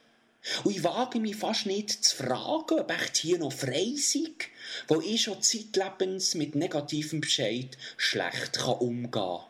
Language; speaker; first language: German; native; German